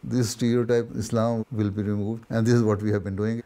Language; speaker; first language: English; non-native, local second language; Urdu